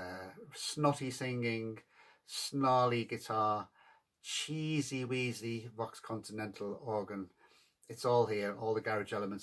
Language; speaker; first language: English; native; English